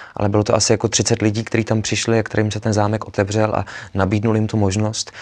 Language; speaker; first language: Czech; native; Czech